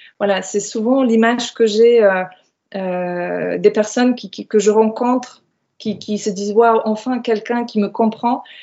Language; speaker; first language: French; non-native, fluent; Polish